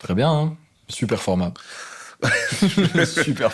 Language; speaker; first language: French; native; French